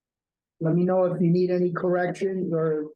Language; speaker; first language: English; native; English